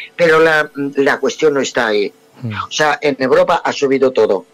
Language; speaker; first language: Spanish; non-native, fluent; Russian